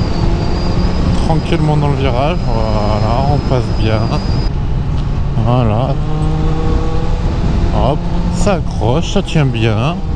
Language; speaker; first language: French; native; French